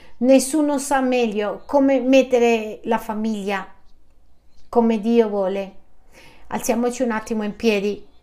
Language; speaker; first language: Italian; non-native, fluent; Spanish